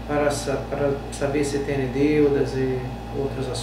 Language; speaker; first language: Portuguese; non-native, learner; Spanish